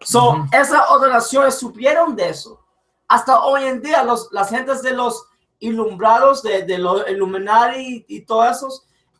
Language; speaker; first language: Spanish; early bilingual, heritage; English